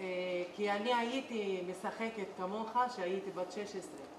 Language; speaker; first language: Hebrew; non-native, local second language; Arabic